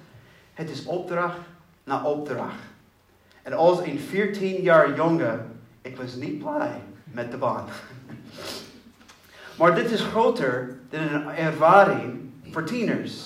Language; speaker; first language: Dutch; non-native, learner; English